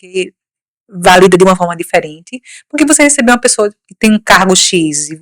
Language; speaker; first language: Portuguese; native; Portuguese